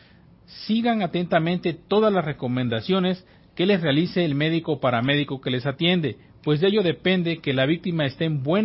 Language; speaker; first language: Spanish; native; Spanish